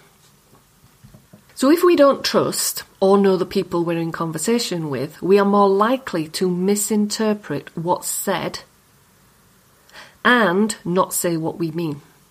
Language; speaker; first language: English; native; English